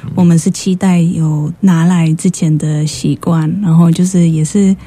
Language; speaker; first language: Chinese; non-native, fluent; Polish